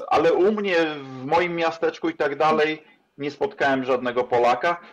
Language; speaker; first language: Polish; native; Polish